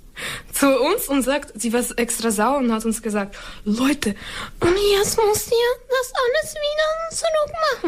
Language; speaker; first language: German; non-native, learner; Ukrainian